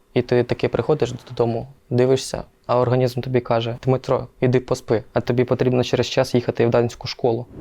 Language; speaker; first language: Ukrainian; non-native, local second language; Russian